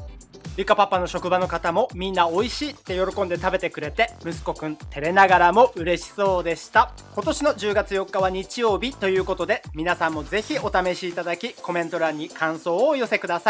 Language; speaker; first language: Japanese; native; Japanese